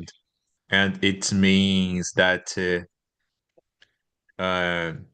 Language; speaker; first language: English; non-native, learner; Portuguese